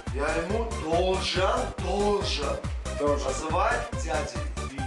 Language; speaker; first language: Russian; non-native, fluent; Armenian